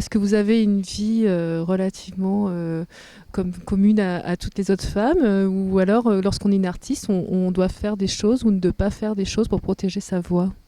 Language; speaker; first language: French; native; French